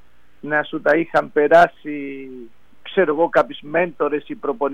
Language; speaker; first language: Greek; non-native, fluent; Spanish